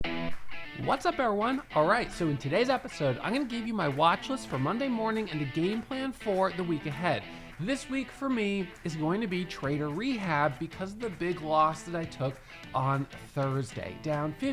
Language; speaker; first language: English; native; English